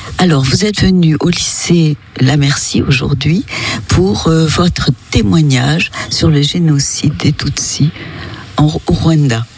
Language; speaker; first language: French; native; French